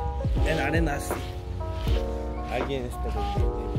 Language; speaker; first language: Spanish; non-native, learner; Korean